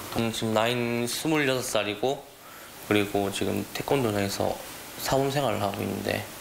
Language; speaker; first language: Korean; native; Korean